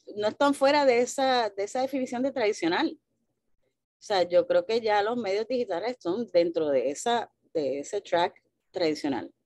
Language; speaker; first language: Spanish; early bilingual, heritage; Spanish